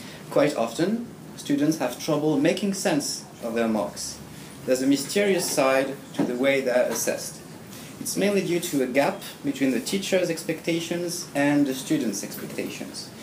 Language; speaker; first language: English; non-native, fluent; French